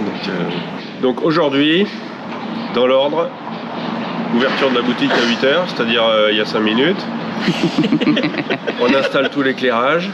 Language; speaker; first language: French; native; French